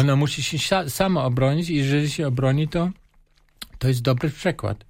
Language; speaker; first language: Polish; non-native, fluent; German